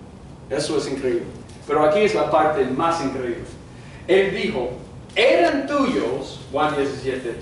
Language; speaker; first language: Spanish; non-native, fluent; English